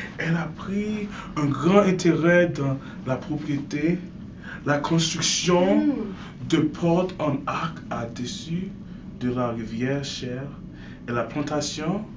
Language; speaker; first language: French; non-native, learner; English